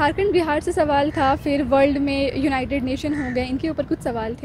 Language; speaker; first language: Hindi; native; Hindi